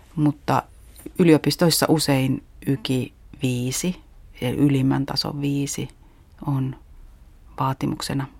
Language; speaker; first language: Finnish; native; Finnish